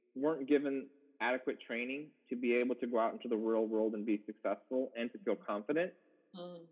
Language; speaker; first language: English; native; English